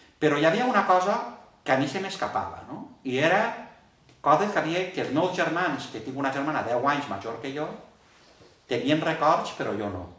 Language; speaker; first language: Catalan; early bilingual, heritage; Catalan